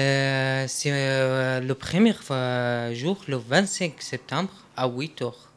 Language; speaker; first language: French; non-native, learner; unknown